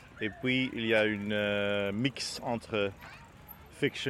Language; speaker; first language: French; non-native, learner; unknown